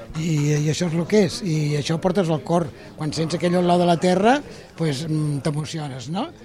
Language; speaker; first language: Catalan; native; Catalan